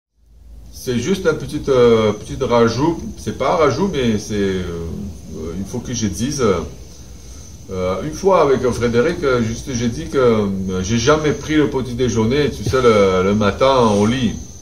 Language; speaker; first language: French; non-native, fluent; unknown